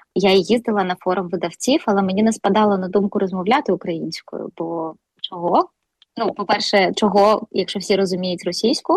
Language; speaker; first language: Ukrainian; non-native, local second language; Russian